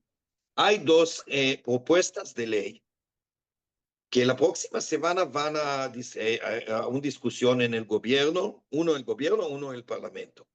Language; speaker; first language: Spanish; non-native, fluent; Hebrew